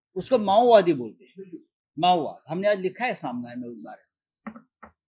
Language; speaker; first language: Hindi; non-native, local second language; Marathi